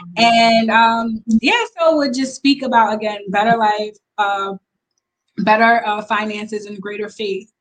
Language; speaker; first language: English; native; English